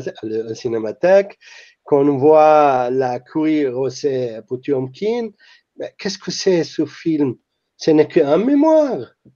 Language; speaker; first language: French; non-native, fluent; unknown